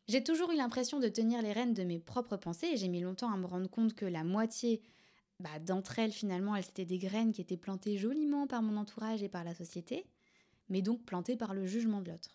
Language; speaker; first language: French; native; French